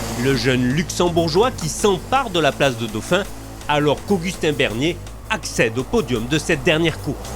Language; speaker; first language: French; native; French